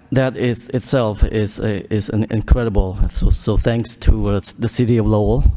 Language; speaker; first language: English; early bilingual, other home language; Khmer